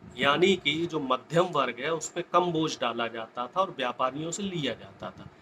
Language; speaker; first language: Hindi; native; Hindi